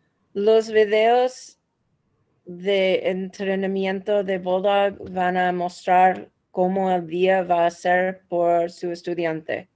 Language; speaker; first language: Spanish; non-native, learner; English